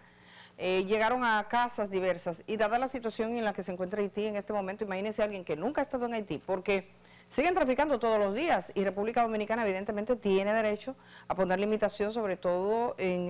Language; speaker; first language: Spanish; native; Spanish